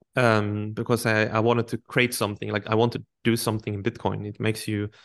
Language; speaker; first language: English; non-native, fluent; Swedish